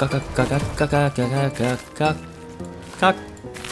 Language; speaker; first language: Japanese; native; Japanese